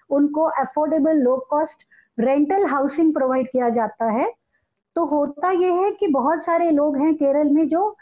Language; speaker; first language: Hindi; non-native, local second language; Marathi